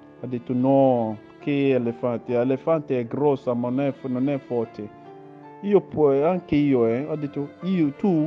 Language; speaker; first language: Italian; non-native, learner; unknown